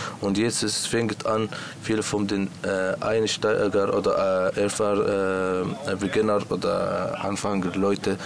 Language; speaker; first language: German; non-native, learner; Arabic